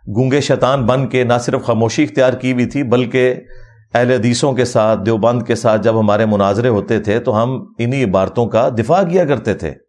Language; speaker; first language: Urdu; non-native, local second language; Punjabi